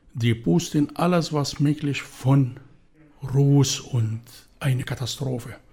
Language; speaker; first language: German; non-native, fluent; Arabic